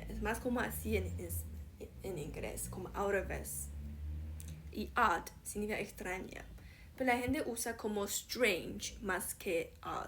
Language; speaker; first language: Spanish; non-native, fluent; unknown